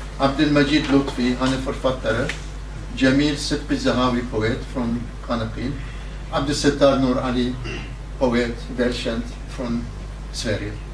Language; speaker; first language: Swedish; non-native, fluent; Kurdish